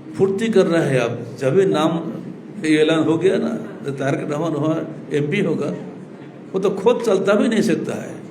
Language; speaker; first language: Urdu; non-native, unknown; Bangla